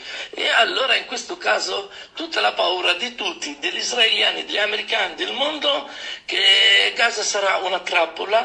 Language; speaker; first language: Italian; non-native, fluent; Arabic